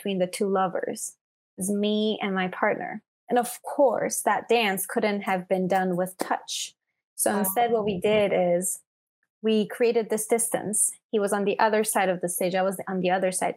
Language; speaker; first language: English; non-native, fluent; Persian